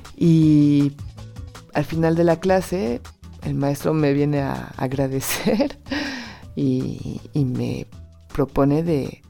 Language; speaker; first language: Spanish; non-native, fluent; French